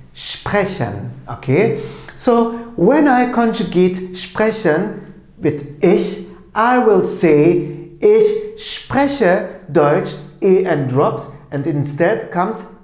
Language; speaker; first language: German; non-native, fluent; Turkish